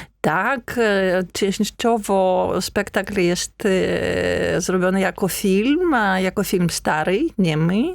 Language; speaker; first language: Polish; non-native, fluent; Ukrainian